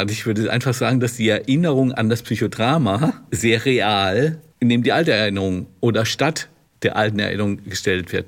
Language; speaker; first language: German; native; German